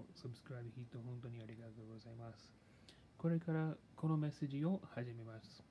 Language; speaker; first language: Japanese; non-native, learner; English